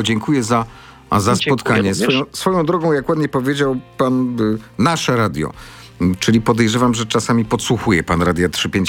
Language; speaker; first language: Polish; native; Polish